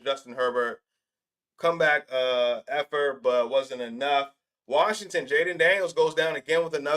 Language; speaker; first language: English; native; English